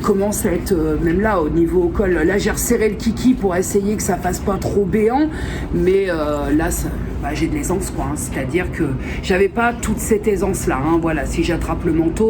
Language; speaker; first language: French; native; French